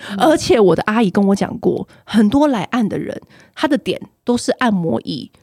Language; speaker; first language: Chinese; native; Chinese